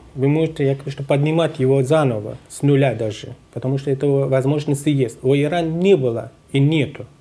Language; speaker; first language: Russian; non-native, fluent; Persian